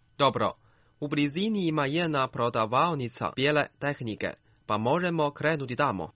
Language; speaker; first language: Croatian; non-native, fluent; Chinese